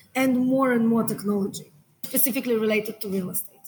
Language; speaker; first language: English; non-native, fluent; Hebrew